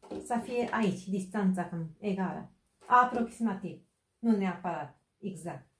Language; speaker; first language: Romanian; non-native, fluent; Japanese